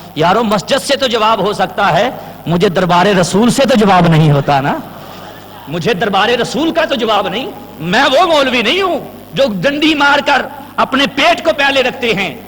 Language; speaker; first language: Urdu; non-native, local second language; Punjabi